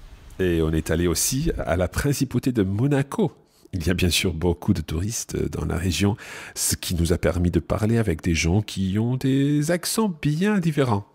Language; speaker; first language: French; non-native, fluent; English